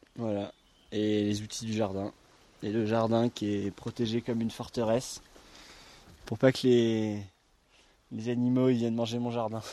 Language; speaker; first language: French; native; French